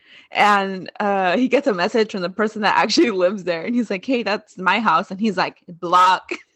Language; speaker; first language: English; native; English